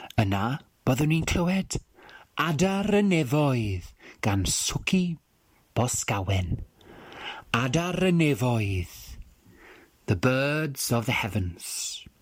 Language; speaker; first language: Welsh; non-native, fluent; English